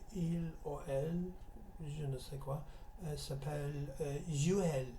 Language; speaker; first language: French; non-native, learner; English